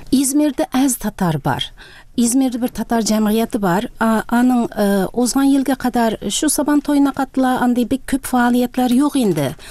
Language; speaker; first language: Tatar; early bilingual, heritage; Tatar